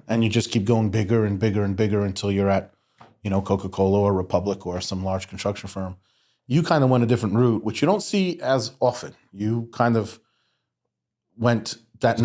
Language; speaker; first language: English; native; English